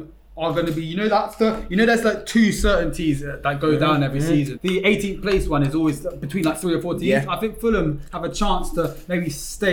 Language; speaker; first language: English; native; English